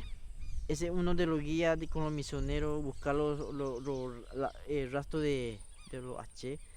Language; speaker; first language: Spanish; non-native, local second language; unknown